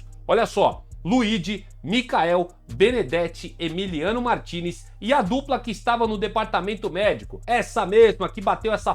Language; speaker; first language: Portuguese; native; Portuguese